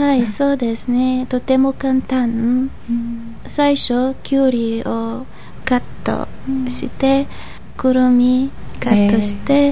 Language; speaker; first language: Japanese; non-native, fluent; Bulgarian